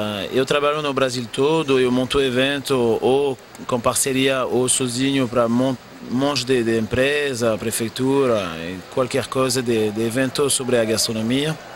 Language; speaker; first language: Portuguese; non-native, fluent; French